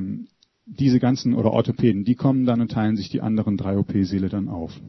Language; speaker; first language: German; native; German